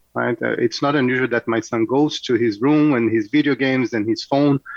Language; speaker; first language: English; non-native, fluent; Portuguese